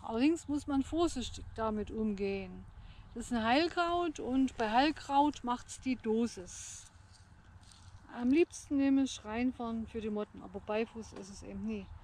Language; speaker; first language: German; native; German